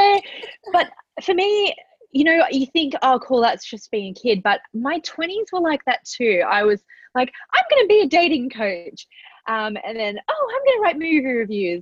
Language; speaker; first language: English; native; English